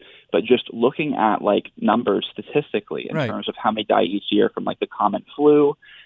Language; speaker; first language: English; native; English